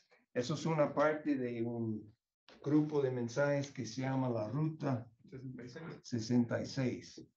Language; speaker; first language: Spanish; non-native, fluent; English